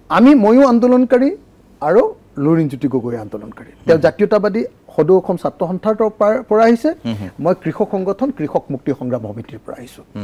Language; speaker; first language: Assamese; native; Assamese